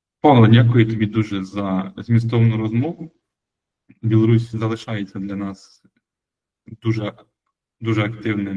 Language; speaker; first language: Ukrainian; native; Ukrainian